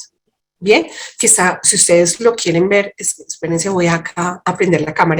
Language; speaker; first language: Spanish; native; Spanish